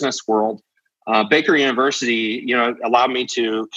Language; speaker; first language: English; native; English